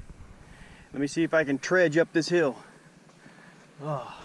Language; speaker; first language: English; native; English